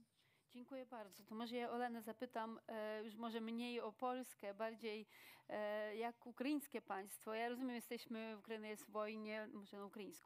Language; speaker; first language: Polish; non-native, fluent; Ukrainian